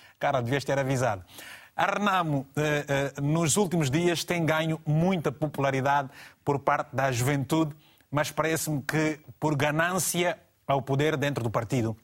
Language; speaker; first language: Portuguese; native; Portuguese